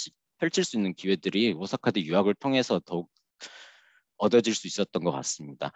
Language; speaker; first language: Korean; native; Korean